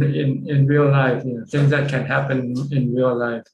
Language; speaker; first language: English; non-native, fluent; Thai